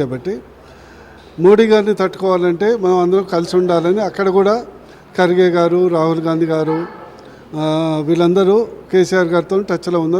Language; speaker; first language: Telugu; native; Telugu